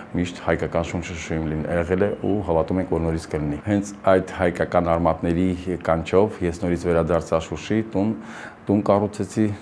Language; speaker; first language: Armenian; native; Armenian